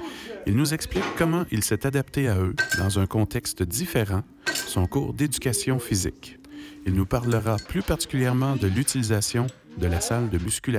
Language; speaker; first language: French; native; French